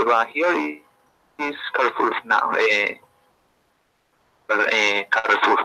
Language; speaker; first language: English; non-native, learner; Spanish